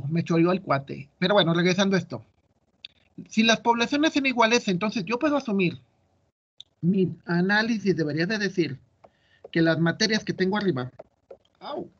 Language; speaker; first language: Spanish; native; Spanish